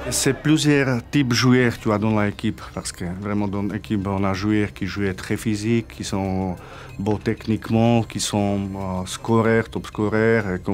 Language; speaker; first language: French; non-native, learner; Slovak